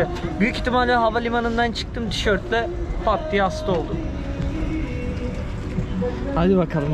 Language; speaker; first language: Turkish; native; Turkish